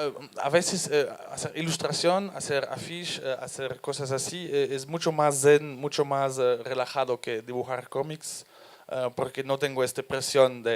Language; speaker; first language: Spanish; non-native, fluent; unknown